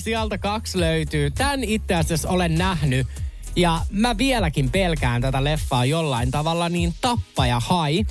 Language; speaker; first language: Finnish; native; Finnish